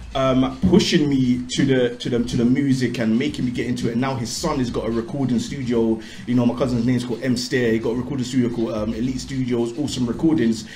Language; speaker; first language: English; native; English